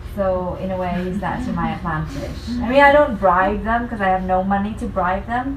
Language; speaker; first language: English; non-native, fluent; Vietnamese